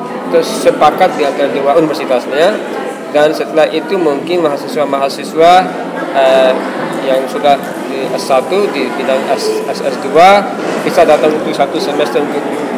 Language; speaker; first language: Indonesian; non-native, fluent; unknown